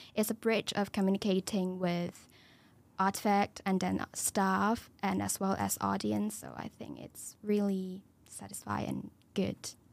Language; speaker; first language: English; non-native, local second language; Cantonese